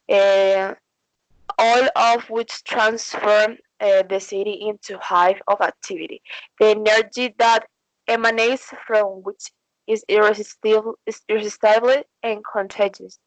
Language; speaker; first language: English; non-native, learner; Spanish